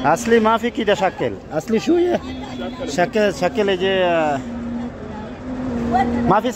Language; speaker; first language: Arabic; non-native, learner; Bangla